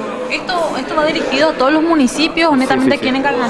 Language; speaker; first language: Spanish; native; Spanish